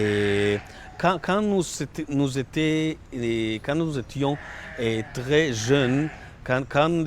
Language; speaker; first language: French; non-native, learner; Hebrew